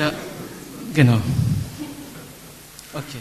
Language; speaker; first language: German; non-native, fluent; Turkish